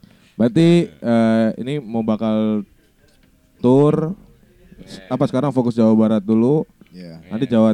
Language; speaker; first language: Indonesian; native; Indonesian